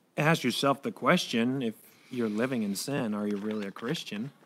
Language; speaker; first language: English; non-native, fluent; Danish